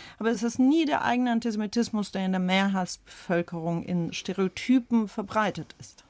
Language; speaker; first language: German; early bilingual, other home language; Russian